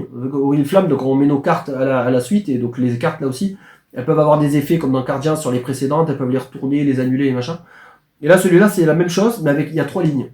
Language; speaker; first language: French; native; French